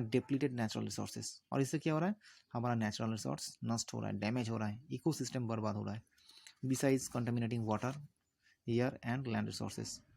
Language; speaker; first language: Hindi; non-native, local second language; Bangla